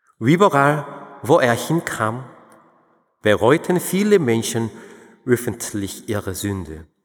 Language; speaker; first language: German; non-native, fluent; Korean